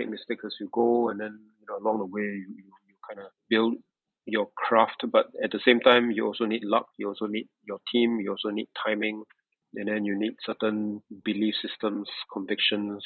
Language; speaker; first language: English; native; English